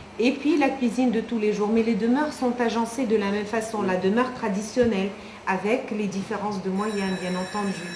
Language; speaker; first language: French; non-native, local second language; Arabic